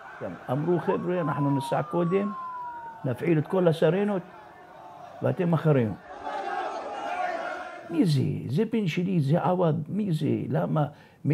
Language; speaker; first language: Hebrew; non-native, local second language; Arabic